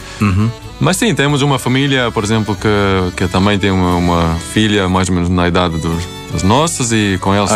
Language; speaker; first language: Portuguese; non-native, fluent; Swedish